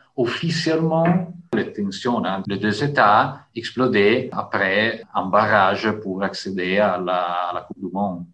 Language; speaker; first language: French; non-native, fluent; Italian